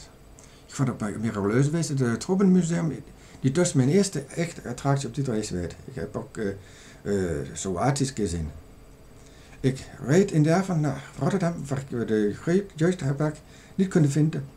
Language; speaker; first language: German; non-native, learner; Danish